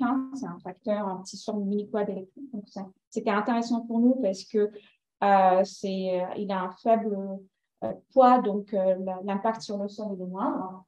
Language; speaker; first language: French; native; French